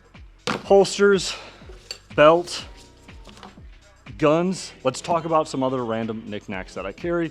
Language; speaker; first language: English; native; English